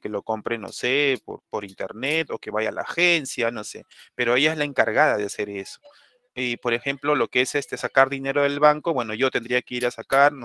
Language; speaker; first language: Spanish; native; Spanish